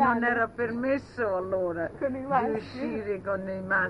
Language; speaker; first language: Italian; early bilingual, heritage; Italian